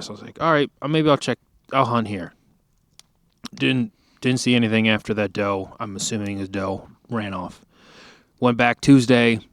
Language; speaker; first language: English; native; English